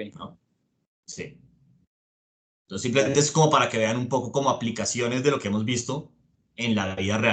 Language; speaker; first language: Spanish; native; Spanish